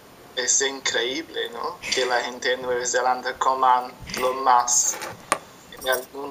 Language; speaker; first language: Spanish; non-native, learner; English